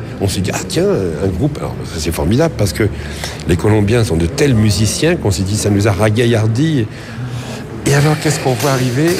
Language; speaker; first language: French; native; French